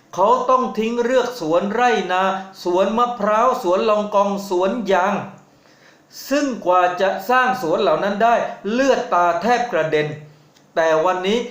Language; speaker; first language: Thai; native; Thai